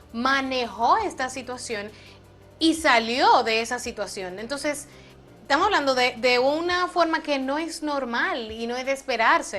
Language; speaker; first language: Spanish; native; Spanish